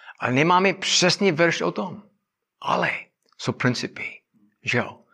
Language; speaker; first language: Czech; non-native, learner; English